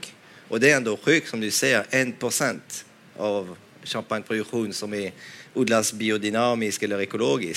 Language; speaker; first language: Swedish; non-native, fluent; French